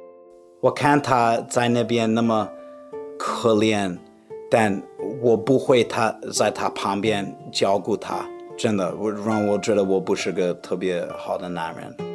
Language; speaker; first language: Chinese; non-native, fluent; English